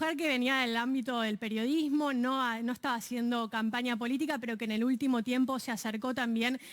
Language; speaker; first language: Spanish; native; Spanish